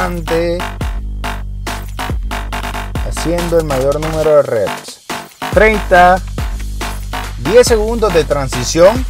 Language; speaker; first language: Spanish; native; Spanish